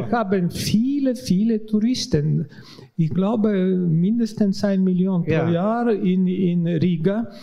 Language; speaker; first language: German; non-native, learner; Latvian